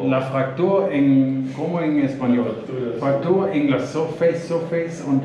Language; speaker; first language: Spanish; non-native, learner; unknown